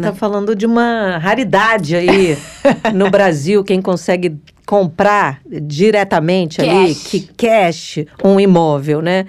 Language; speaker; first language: Portuguese; native; Portuguese